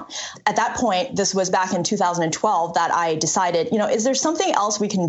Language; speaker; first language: English; early bilingual, other home language; Chinese